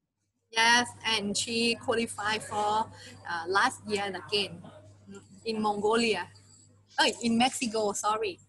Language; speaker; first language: English; non-native, learner; Thai